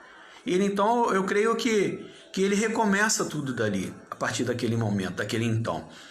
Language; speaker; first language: Portuguese; native; Portuguese